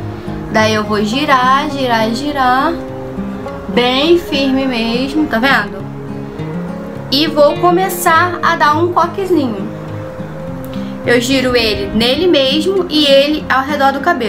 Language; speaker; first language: Portuguese; native; Portuguese